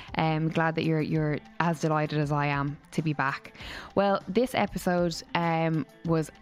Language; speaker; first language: English; native; English